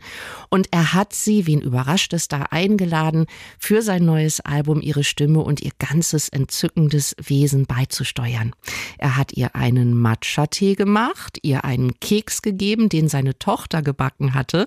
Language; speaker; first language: German; native; German